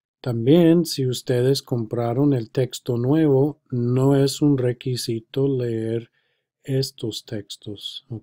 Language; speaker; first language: Spanish; non-native, fluent; English